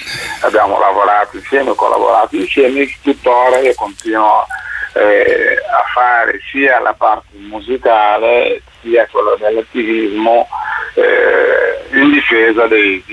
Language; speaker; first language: Italian; non-native, fluent; Upper Guinea Crioulo